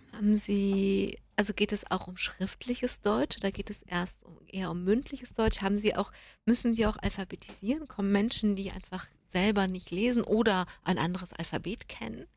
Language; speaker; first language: German; native; German